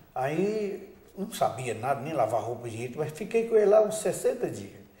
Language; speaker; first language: Portuguese; native; Portuguese